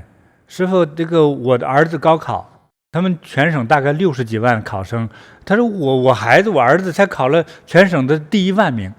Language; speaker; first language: Chinese; native; Chinese